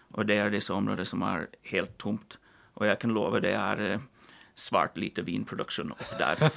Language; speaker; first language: Norwegian; non-native, fluent; English